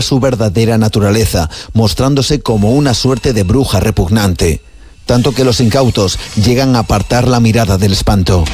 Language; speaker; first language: Spanish; native; Spanish